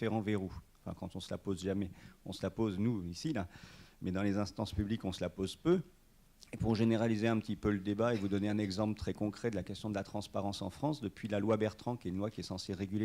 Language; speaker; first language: French; native; French